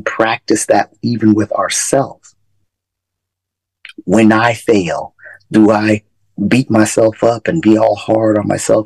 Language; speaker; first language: English; native; English